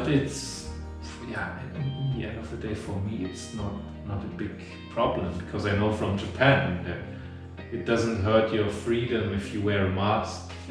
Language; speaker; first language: English; non-native, fluent; German